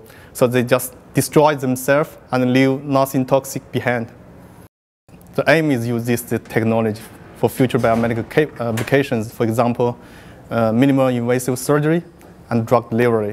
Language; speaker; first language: English; non-native, fluent; Chinese